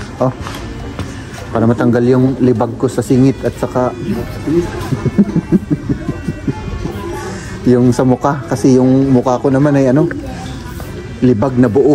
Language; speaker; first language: Filipino; non-native, local second language; Iloko